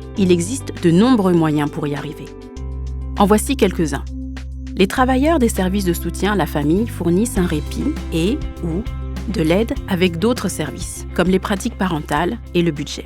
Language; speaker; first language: French; native; French